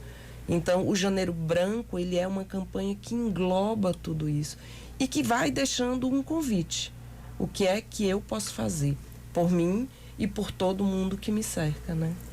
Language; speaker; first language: Portuguese; native; Portuguese